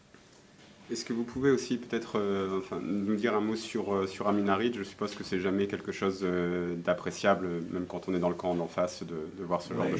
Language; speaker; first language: French; native; French